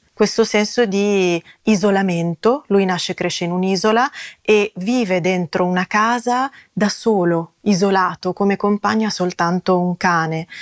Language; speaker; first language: Italian; native; Italian